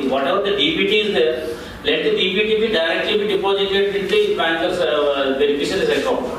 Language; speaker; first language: English; non-native, local second language; Telugu